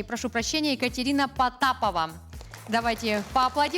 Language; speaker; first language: Russian; native; Russian